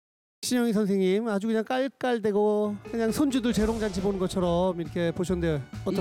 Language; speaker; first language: Korean; native; Korean